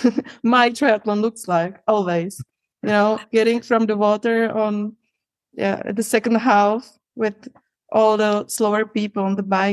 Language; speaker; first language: English; non-native, fluent; Czech